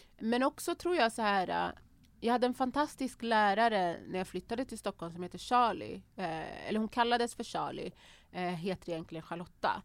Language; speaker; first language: Swedish; early bilingual, other home language; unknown